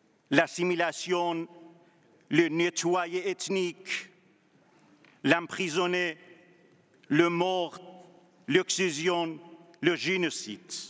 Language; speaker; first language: French; non-native, learner; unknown